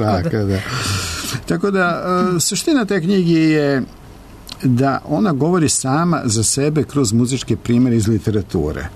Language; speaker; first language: Serbian; native; Serbian